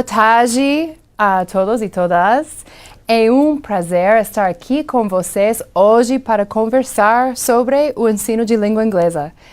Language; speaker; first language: Portuguese; non-native, fluent; English